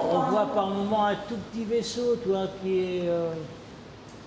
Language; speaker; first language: French; native; French